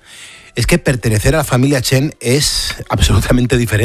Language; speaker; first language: Spanish; native; Spanish